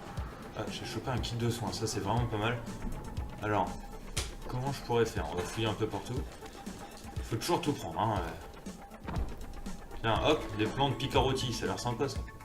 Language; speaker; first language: French; native; French